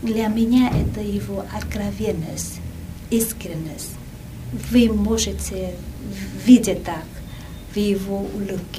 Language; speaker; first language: Russian; non-native, fluent; Vietnamese